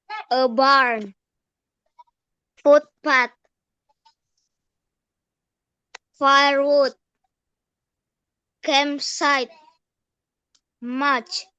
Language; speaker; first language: English; non-native, learner; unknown